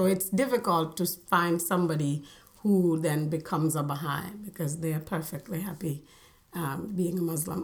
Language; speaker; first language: English; non-native, local second language; Wolof